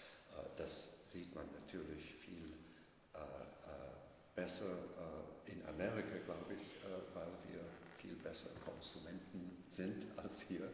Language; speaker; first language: German; non-native, fluent; English